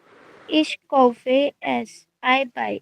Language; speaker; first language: German; non-native, learner; Hindi